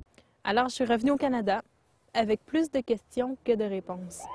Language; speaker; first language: French; native; French